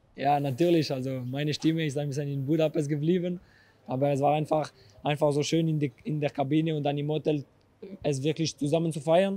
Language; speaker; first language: German; non-native, local second language; French